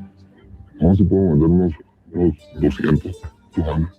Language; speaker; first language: Spanish; native; Spanish